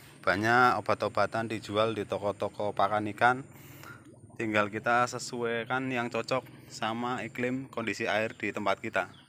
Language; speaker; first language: Indonesian; non-native, local second language; Javanese